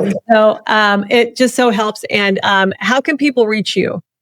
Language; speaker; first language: English; native; English